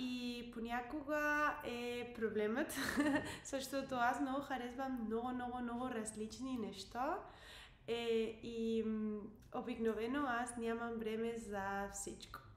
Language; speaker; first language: Bulgarian; non-native, learner; English